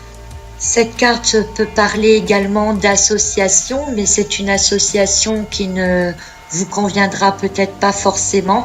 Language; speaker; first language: French; native; French